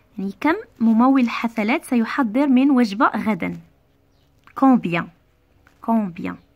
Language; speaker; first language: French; non-native, local second language; Arabic